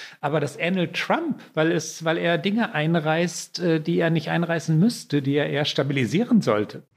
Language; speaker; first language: German; native; German